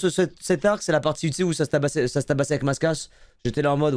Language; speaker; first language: French; native; French